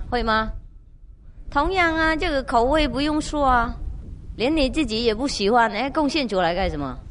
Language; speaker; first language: Chinese; non-native, fluent; Vietnamese